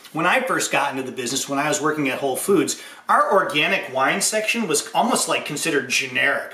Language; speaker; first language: English; native; English